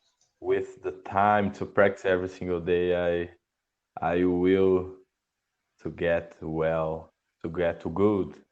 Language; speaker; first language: English; non-native, learner; Portuguese